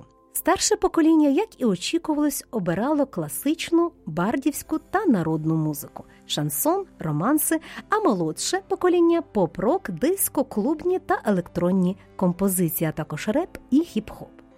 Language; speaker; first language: Ukrainian; native; Ukrainian